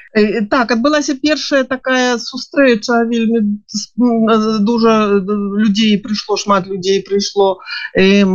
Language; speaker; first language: Belarusian; non-native, local second language; Russian